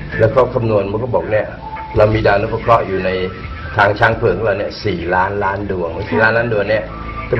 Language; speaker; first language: Thai; native; Thai